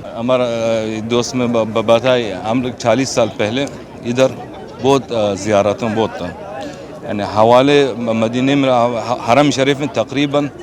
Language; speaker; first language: Hindi; non-native, learner; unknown